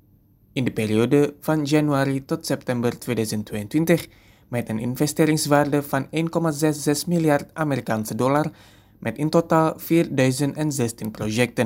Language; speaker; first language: Dutch; non-native, fluent; Indonesian